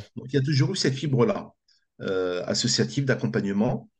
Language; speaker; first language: French; native; French